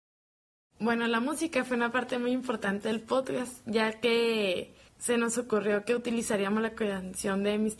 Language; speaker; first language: Spanish; native; Spanish